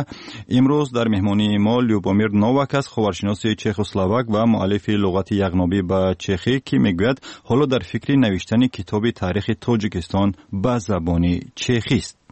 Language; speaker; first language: Tajik; native; Tajik